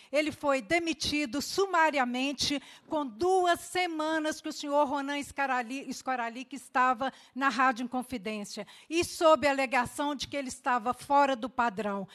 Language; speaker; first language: Portuguese; native; Portuguese